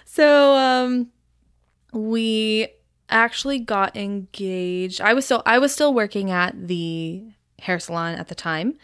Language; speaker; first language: English; native; English